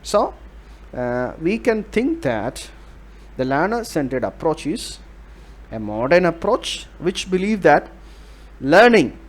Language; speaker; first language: English; non-native, local second language; Malayalam